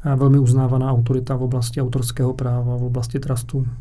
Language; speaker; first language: Czech; native; Czech